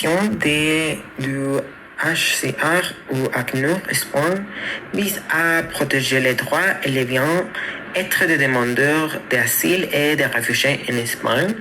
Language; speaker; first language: French; non-native, learner; Spanish